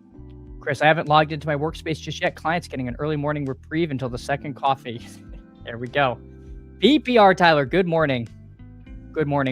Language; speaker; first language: English; native; English